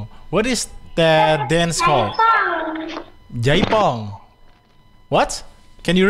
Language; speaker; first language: English; non-native, fluent; Indonesian